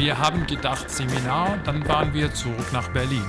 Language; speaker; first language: German; non-native, learner; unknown